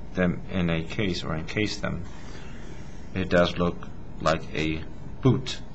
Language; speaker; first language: English; native; English